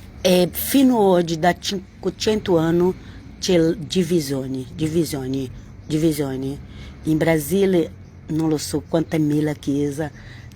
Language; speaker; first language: Italian; non-native, learner; Portuguese